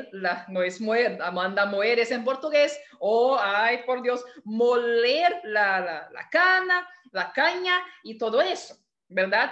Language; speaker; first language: Spanish; non-native, fluent; Portuguese